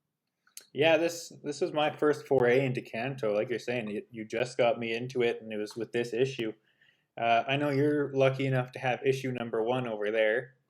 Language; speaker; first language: English; native; English